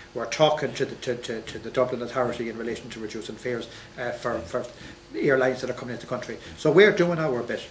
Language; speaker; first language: English; native; English